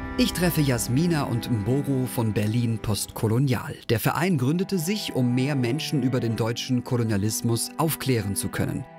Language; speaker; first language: German; native; German